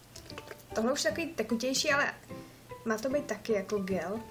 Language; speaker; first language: Czech; native; Czech